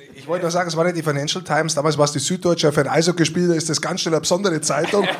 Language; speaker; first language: German; native; German